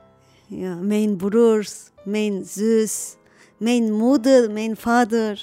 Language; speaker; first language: Dutch; non-native, learner; Turkish